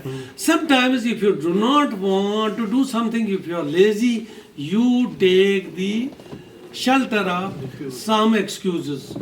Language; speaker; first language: English; non-native, local second language; Kashmiri